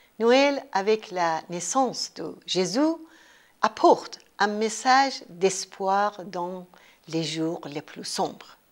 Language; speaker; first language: French; non-native, fluent; Persian